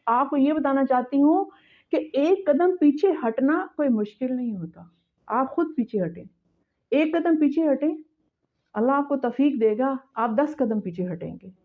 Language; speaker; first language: Urdu; native; Urdu